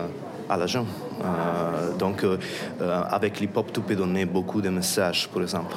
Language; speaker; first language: French; non-native, fluent; Italian